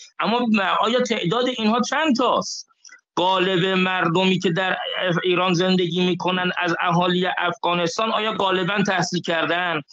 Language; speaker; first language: Persian; native; Persian